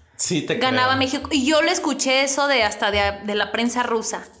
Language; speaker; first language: Spanish; native; Spanish